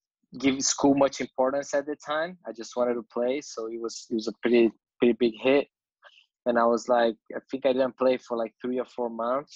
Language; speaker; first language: English; non-native, fluent; Portuguese